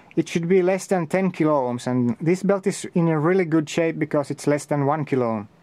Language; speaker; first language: English; non-native, fluent; Finnish